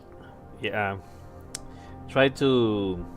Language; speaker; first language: English; non-native, learner; Spanish